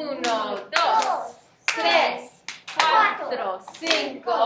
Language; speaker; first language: Spanish; non-native, fluent; English